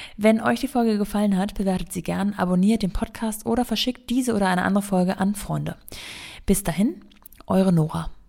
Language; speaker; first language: German; native; German